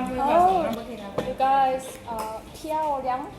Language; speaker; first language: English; non-native, learner; Korean